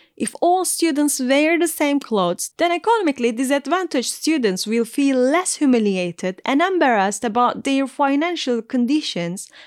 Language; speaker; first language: English; non-native, fluent; Turkish